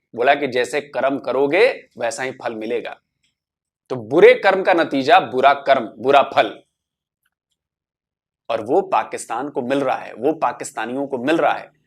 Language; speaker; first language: Hindi; native; Hindi